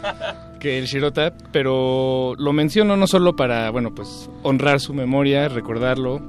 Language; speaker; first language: Spanish; native; Spanish